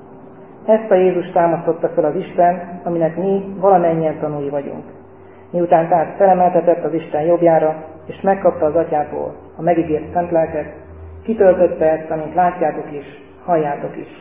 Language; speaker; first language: Hungarian; native; Hungarian